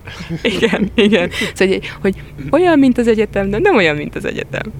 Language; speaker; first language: Hungarian; native; Hungarian